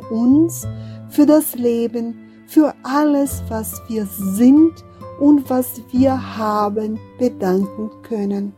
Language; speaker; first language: German; non-native, fluent; Portuguese